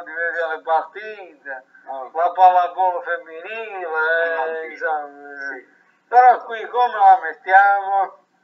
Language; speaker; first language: Italian; native; Italian